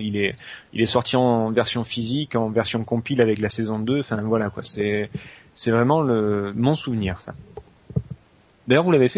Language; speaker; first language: French; native; French